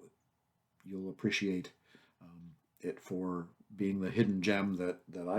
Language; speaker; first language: English; native; English